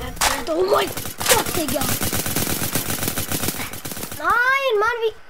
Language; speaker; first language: German; native; German